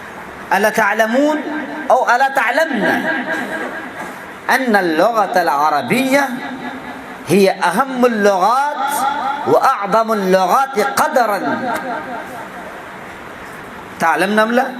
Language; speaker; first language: Arabic; non-native, fluent; Urdu